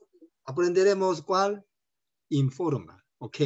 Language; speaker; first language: Spanish; non-native, learner; Korean